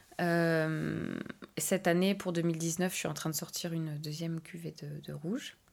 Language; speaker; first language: French; native; French